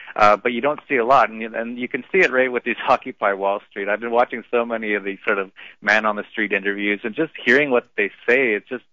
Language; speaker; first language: English; native; English